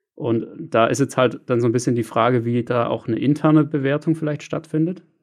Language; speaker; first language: German; native; German